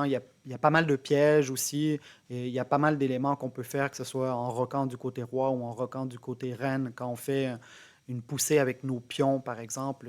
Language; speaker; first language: French; native; French